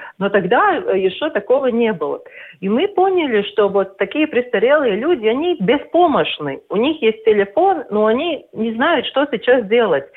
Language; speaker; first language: Russian; non-native, local second language; Latvian